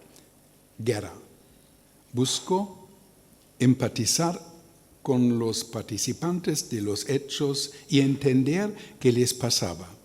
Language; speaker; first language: Spanish; non-native, learner; German